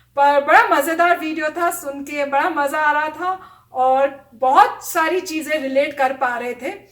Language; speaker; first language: Hindi; native; Hindi